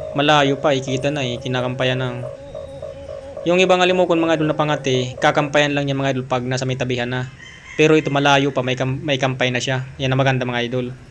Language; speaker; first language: Filipino; non-native, local second language; Bikol